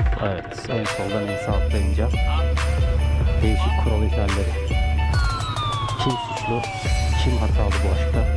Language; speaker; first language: Turkish; native; Turkish